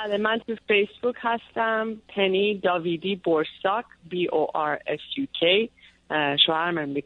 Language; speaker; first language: Persian; early bilingual, heritage; Persian